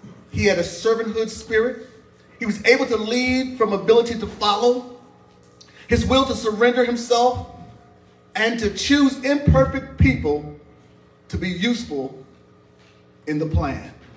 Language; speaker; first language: English; native; English